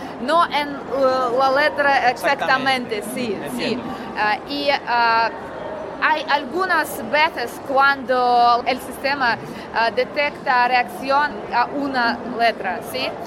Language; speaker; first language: Spanish; non-native, learner; Russian